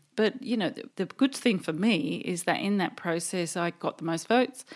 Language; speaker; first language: English; native; English